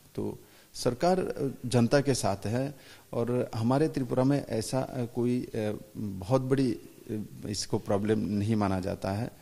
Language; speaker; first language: Hindi; non-native, local second language; Bangla